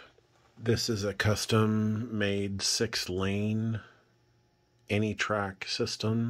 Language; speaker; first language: English; native; English